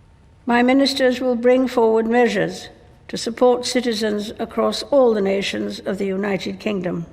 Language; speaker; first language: English; native; English